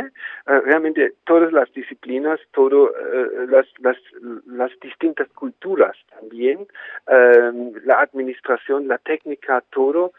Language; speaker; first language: Spanish; non-native, fluent; German